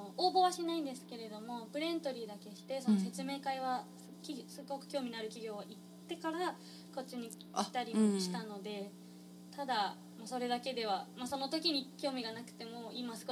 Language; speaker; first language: Japanese; native; Japanese